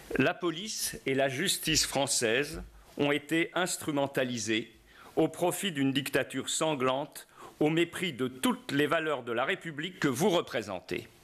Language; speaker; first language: French; native; French